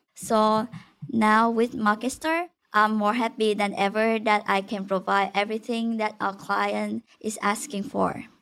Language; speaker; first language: English; non-native, fluent; Vietnamese